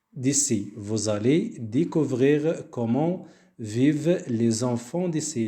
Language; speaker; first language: French; non-native, local second language; Arabic